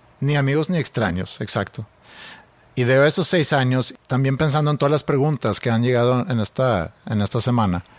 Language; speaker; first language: Spanish; non-native, fluent; Swedish